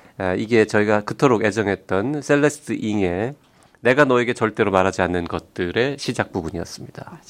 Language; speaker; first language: Korean; native; Korean